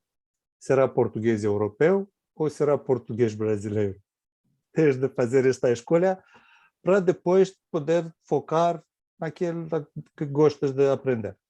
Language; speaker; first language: Portuguese; non-native, fluent; Romanian